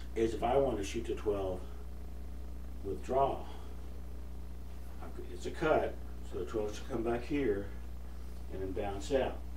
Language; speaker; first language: English; native; English